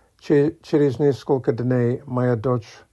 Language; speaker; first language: Russian; non-native, learner; English